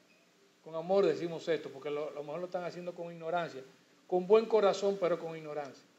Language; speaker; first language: Spanish; native; Spanish